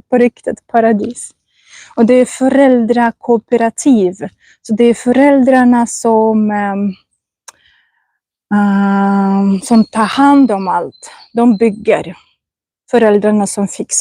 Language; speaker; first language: Swedish; non-native, fluent; Russian